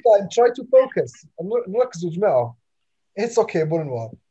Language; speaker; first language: English; non-native, fluent; Arabic